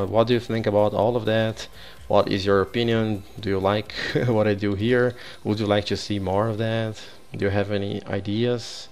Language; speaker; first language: English; non-native, fluent; Portuguese